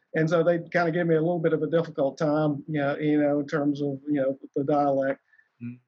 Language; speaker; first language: English; native; English